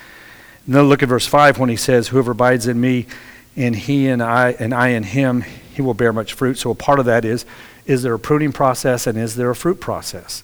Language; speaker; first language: English; native; English